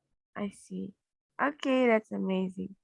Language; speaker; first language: English; non-native, fluent; Indonesian